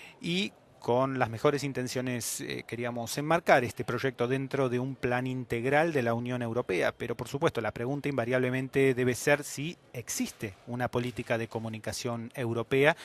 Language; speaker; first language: Spanish; native; Spanish